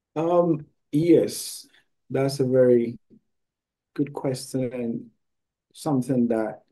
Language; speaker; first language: English; non-native, local second language; Akan